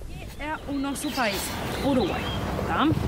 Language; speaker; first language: Portuguese; non-native, fluent; Spanish